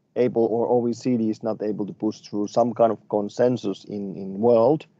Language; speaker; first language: English; non-native, fluent; Finnish